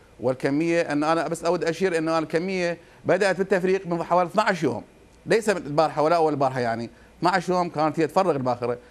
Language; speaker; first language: Arabic; native; Arabic